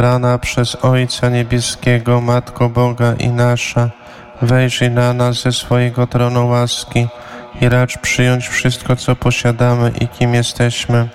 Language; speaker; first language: Polish; native; Polish